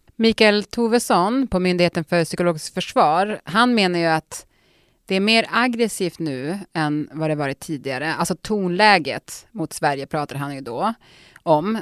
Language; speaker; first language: Swedish; native; Swedish